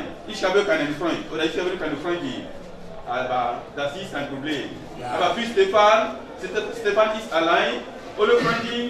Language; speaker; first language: German; non-native, learner; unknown